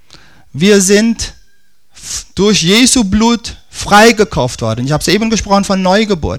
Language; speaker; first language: German; non-native, fluent; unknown